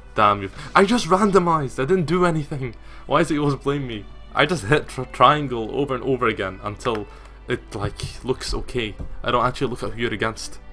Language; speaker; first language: English; native; English